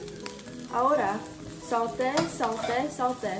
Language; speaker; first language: Spanish; non-native, learner; English